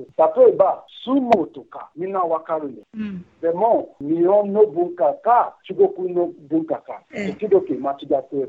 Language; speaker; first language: Japanese; non-native, fluent; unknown